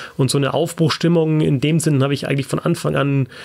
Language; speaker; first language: German; native; German